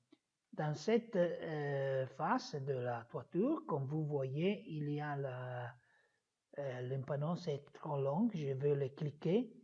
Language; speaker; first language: French; non-native, fluent; Italian